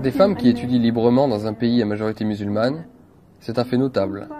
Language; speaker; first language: French; native; French